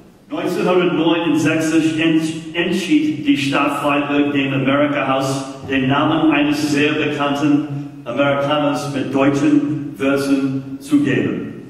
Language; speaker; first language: German; non-native, fluent; English